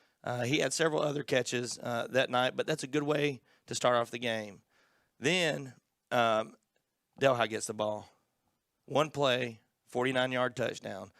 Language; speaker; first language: English; native; English